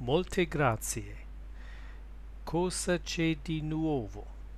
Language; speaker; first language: Italian; non-native, learner; English